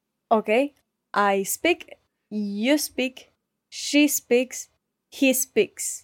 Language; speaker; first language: English; non-native, learner; Spanish